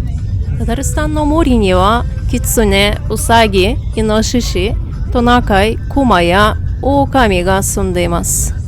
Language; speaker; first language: Japanese; non-native, fluent; Tatar